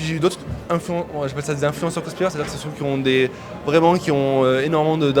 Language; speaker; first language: French; native; French